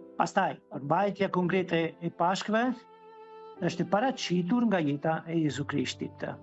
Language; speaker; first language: Albanian; non-native, fluent; Italian